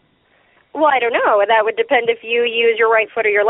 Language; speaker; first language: English; native; English